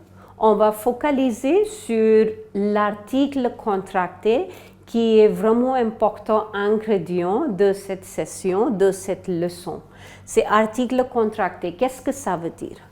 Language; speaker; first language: French; non-native, fluent; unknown